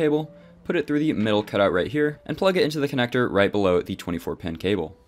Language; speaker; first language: English; native; English